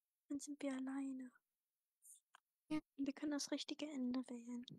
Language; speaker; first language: German; native; German